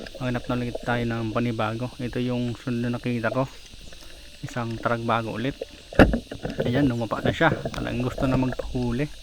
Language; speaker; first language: Filipino; non-native, local second language; Bikol